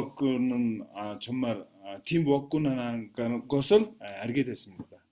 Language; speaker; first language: Korean; non-native, fluent; Mongolian